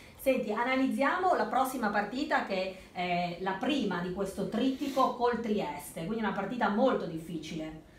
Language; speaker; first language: Italian; native; Italian